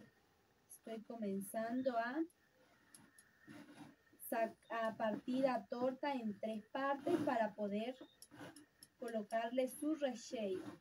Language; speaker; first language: Spanish; non-native, fluent; Portuguese